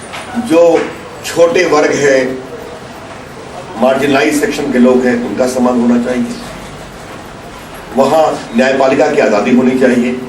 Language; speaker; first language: Hindi; native; Hindi